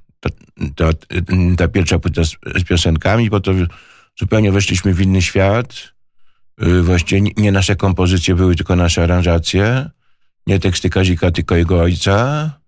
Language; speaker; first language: Polish; native; Polish